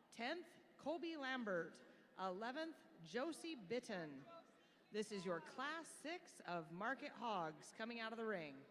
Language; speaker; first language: English; native; English